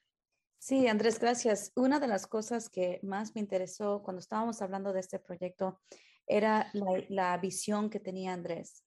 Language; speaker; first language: Spanish; early bilingual, heritage; Spanish